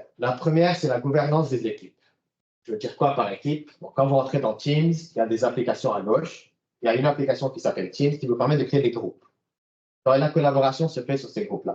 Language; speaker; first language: French; native; French